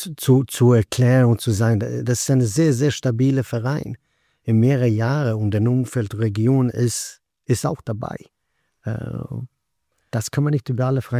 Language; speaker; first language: German; non-native, fluent; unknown